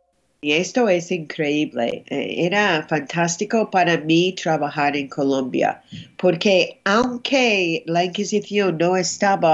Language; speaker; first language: Spanish; non-native, fluent; English